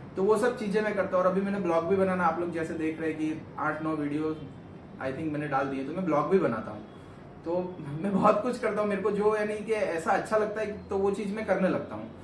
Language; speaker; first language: Hindi; native; Hindi